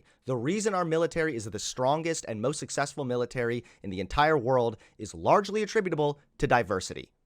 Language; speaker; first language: English; native; English